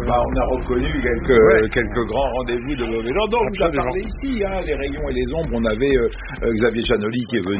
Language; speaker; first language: French; native; French